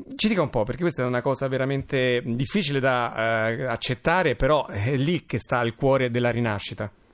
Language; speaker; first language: Italian; native; Italian